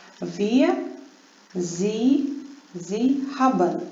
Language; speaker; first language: German; non-native, fluent; Ukrainian